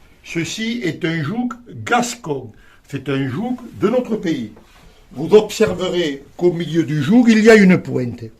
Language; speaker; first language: French; native; French